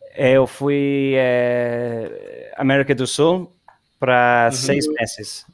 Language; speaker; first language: Portuguese; non-native, learner; English